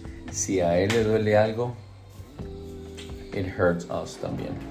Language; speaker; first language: Spanish; early bilingual, heritage; Spanish